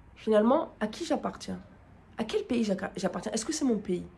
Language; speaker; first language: French; native; French